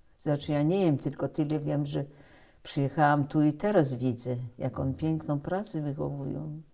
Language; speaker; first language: Polish; early bilingual, heritage; Polish